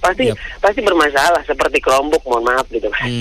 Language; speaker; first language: Indonesian; native; Indonesian